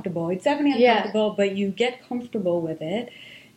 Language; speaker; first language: English; non-native, fluent; Hebrew